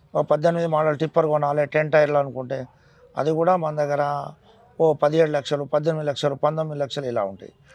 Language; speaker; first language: Telugu; non-native, local second language; Urdu